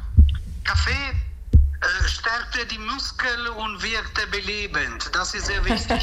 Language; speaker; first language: German; non-native, fluent; Italian